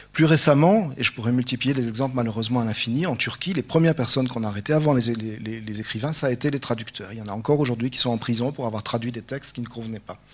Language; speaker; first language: French; native; French